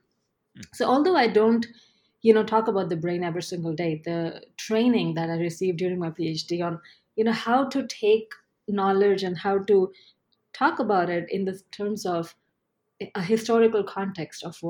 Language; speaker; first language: English; non-native, local second language; Gujarati